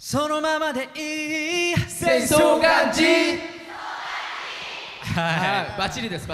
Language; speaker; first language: Japanese; non-native, learner; Korean